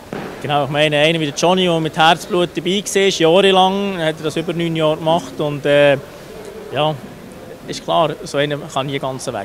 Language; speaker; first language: German; native; German